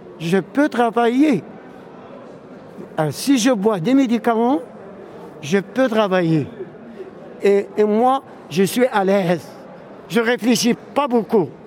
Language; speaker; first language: French; non-native, local second language; Arabic